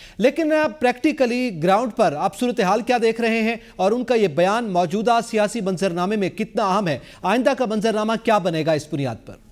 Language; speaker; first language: Urdu; native; Urdu